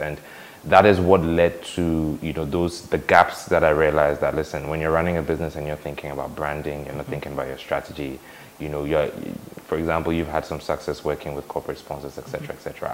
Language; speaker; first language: English; non-native, local second language; Akan